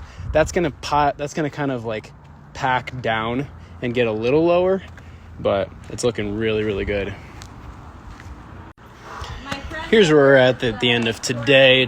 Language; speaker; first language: English; native; English